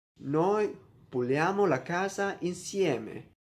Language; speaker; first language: Italian; non-native, learner; Vietnamese